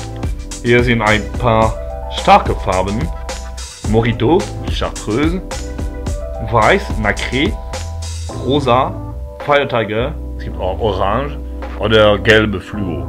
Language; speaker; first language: German; non-native, fluent; French